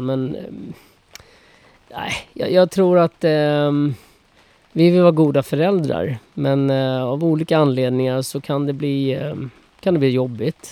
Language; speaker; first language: Swedish; native; Swedish